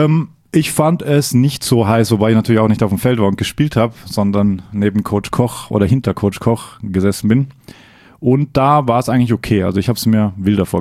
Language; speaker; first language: German; native; German